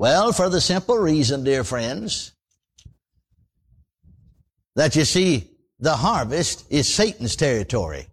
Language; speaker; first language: English; native; English